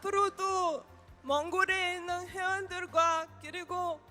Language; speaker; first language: Korean; non-native, learner; Mongolian